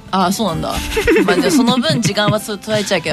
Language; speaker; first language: Japanese; native; Japanese